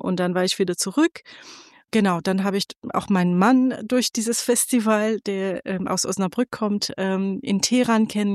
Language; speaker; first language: German; non-native, fluent; Persian